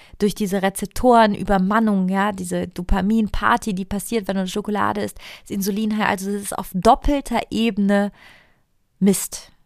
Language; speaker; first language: German; non-native, fluent; Italian